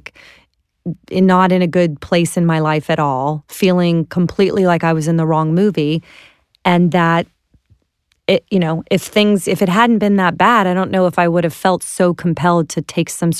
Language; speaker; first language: English; native; English